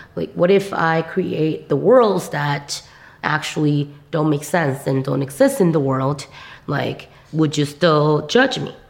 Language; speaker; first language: English; non-native, fluent; Korean